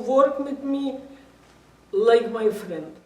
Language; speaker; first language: English; non-native, learner; Russian